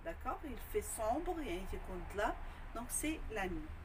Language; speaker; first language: French; non-native, local second language; Arabic